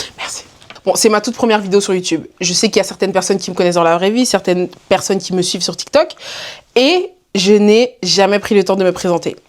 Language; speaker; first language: French; native; French